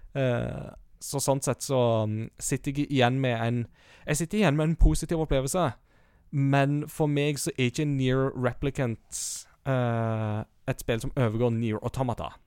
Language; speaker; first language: Norwegian; native; Norwegian